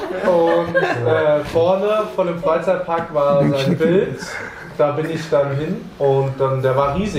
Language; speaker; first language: German; native; German